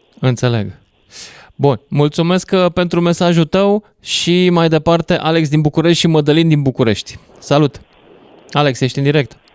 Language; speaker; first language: Romanian; native; Romanian